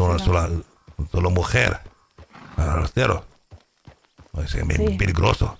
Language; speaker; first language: Spanish; non-native, learner; French